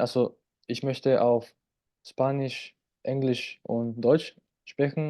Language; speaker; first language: German; non-native, fluent; Spanish